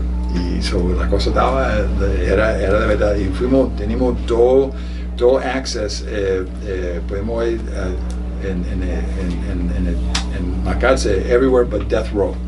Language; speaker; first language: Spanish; early bilingual, heritage; Spanish